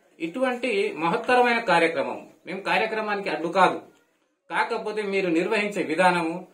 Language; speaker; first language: Telugu; non-native, local second language; Lambadi